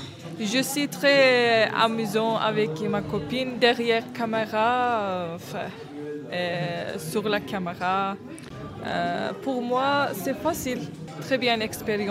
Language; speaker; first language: French; non-native, learner; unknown